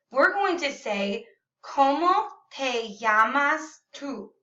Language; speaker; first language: Spanish; non-native, learner; English